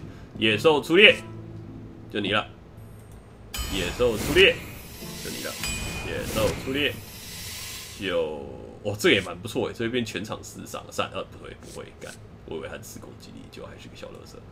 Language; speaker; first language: Chinese; native; Chinese